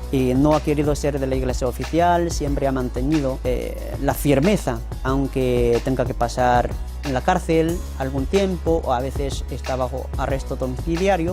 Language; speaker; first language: Spanish; non-native, fluent; Chinese